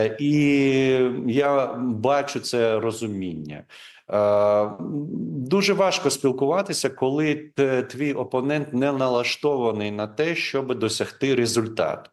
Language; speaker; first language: Ukrainian; non-native, local second language; Crimean Tatar